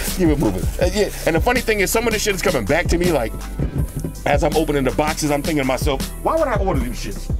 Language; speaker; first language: English; native; English